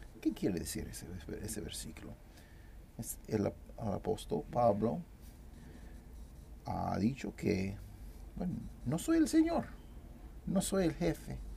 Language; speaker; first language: Spanish; non-native, fluent; English